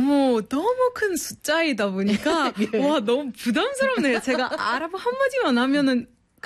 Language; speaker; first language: Korean; non-native, fluent; Arabic